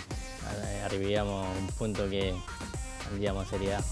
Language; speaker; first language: Italian; non-native, learner; Korean